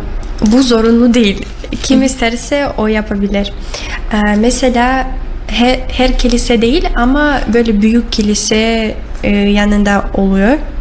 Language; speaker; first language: Turkish; non-native, learner; Russian